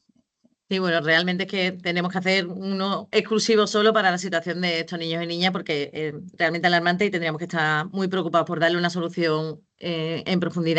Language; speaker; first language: Spanish; native; Spanish